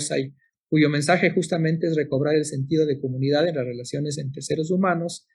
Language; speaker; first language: Spanish; native; Spanish